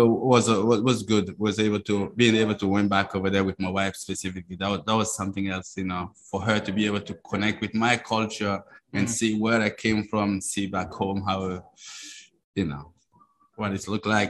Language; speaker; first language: English; non-native, fluent; Mossi